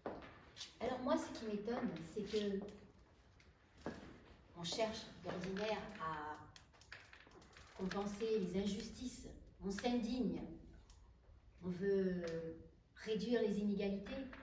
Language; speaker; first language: French; native; French